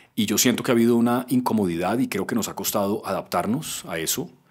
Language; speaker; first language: Spanish; native; Spanish